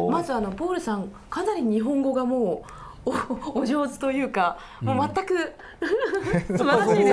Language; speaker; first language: Japanese; native; Japanese